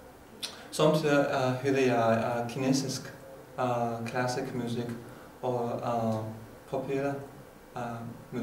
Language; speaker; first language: Danish; non-native, learner; Chinese